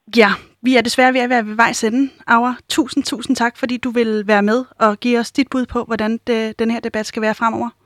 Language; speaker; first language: Danish; native; Danish